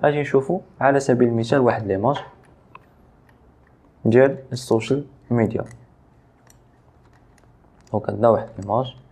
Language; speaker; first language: Arabic; native; Arabic